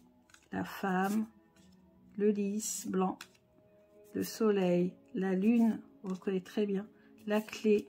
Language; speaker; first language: French; native; French